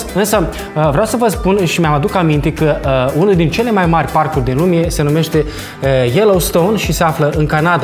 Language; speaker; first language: Romanian; native; Romanian